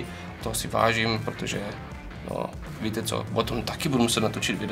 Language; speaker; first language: Czech; native; Czech